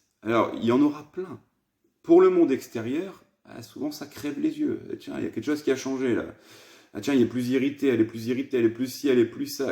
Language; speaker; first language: French; native; French